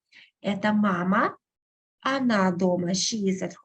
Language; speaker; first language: Russian; non-native, fluent; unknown